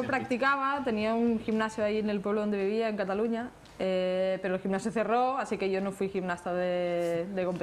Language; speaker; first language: Spanish; native; Spanish